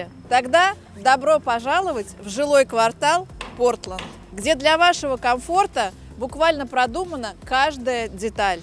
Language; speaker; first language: Russian; native; Russian